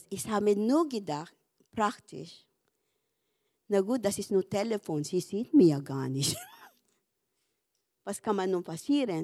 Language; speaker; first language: German; non-native, learner; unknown